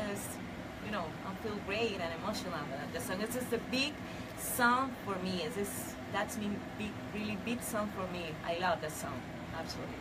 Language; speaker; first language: English; non-native, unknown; Spanish